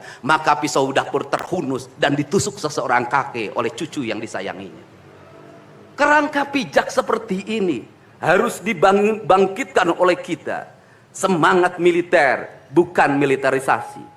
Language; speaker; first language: Indonesian; native; Indonesian